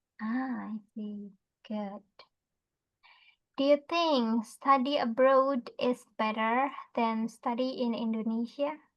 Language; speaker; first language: English; non-native, fluent; Indonesian